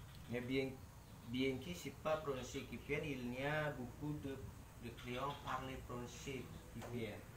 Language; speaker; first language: French; non-native, learner; Indonesian